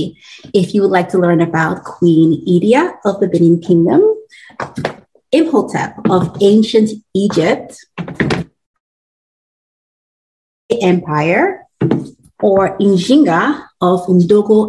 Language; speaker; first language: English; non-native, local second language; Bini